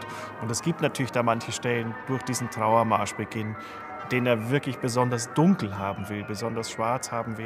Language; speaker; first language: German; native; German